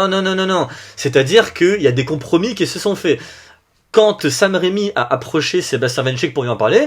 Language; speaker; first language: French; native; French